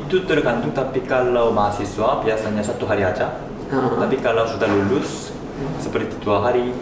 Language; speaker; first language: Indonesian; non-native, fluent; Korean